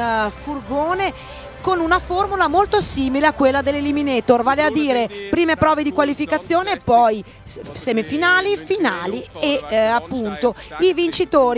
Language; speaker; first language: Italian; native; Italian